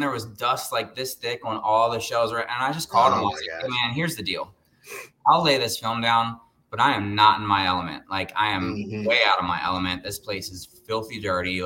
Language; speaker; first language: English; native; English